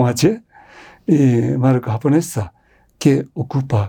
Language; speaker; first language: Spanish; non-native, fluent; Japanese